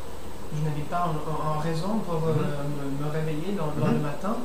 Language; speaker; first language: French; non-native, learner; English